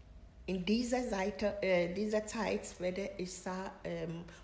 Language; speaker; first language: German; non-native, learner; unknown